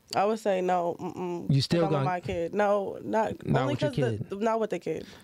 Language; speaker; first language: English; native; English